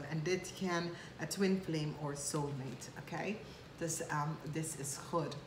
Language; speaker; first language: Dutch; non-native, fluent; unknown